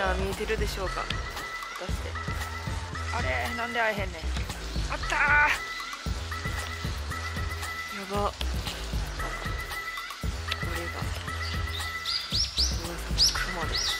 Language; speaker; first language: Japanese; native; Japanese